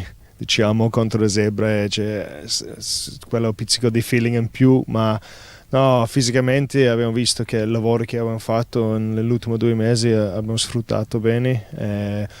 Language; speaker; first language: Italian; non-native, fluent; English